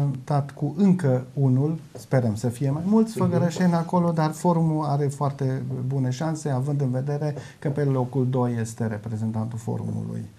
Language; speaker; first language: Romanian; non-native, local second language; German